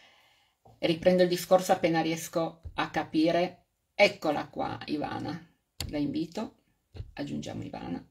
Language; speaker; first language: Italian; native; Italian